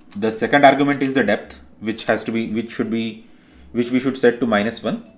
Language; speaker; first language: English; non-native, local second language; Marathi